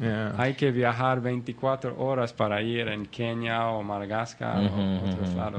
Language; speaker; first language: Spanish; non-native, learner; English